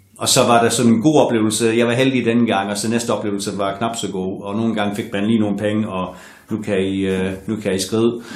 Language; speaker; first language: Danish; non-native, fluent; English